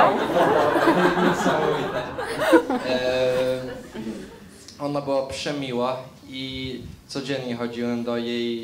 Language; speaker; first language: Polish; early bilingual, heritage; Polish